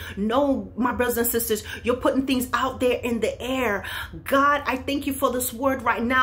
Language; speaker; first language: English; native; English